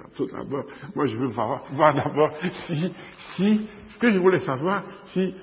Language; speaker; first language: French; non-native, fluent; Romanian